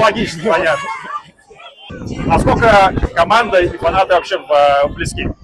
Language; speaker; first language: Russian; native; Russian